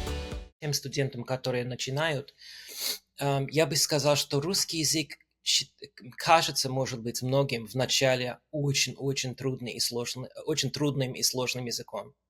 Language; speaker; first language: Russian; non-native, fluent; English